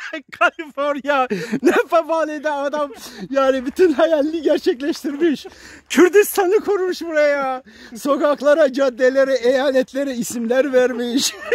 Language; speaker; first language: Turkish; native; Turkish